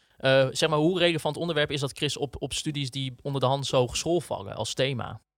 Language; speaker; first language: Dutch; native; Dutch